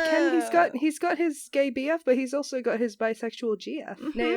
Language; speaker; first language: English; native; English